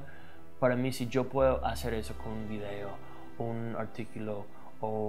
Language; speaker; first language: Spanish; non-native, fluent; English